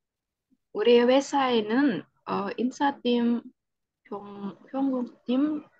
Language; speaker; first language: Korean; non-native, learner; Indonesian